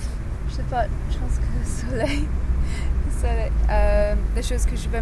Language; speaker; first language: French; non-native, learner; English